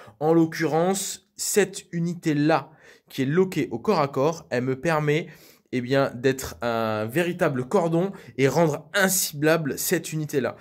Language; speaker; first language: French; native; French